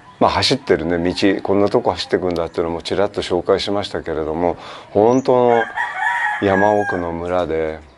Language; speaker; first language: Japanese; native; Japanese